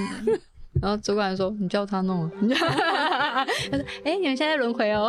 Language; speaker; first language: Chinese; native; Chinese